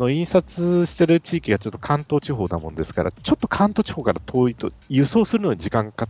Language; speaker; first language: Japanese; native; Japanese